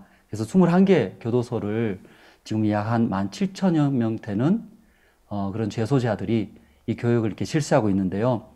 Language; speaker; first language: Korean; native; Korean